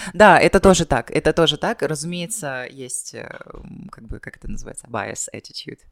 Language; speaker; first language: Russian; native; Russian